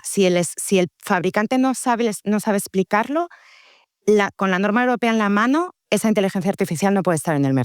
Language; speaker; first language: Spanish; native; Spanish